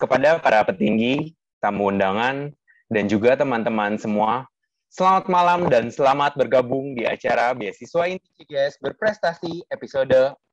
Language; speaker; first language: Indonesian; native; Indonesian